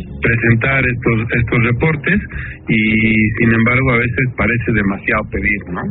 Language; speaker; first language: Spanish; native; Spanish